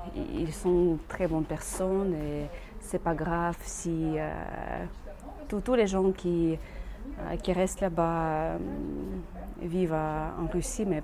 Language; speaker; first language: French; non-native, learner; Russian